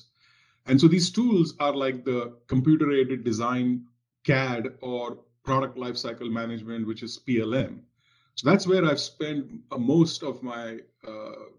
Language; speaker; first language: English; non-native, local second language; Marathi